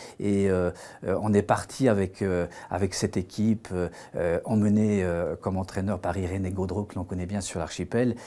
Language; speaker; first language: French; native; French